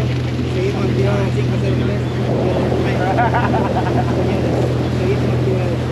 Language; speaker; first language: Spanish; native; Spanish